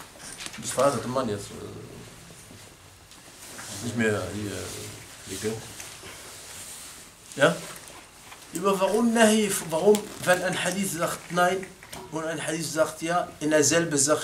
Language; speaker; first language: German; non-native, fluent; Arabic